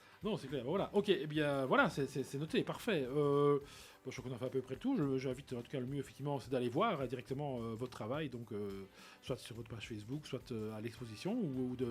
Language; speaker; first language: French; native; French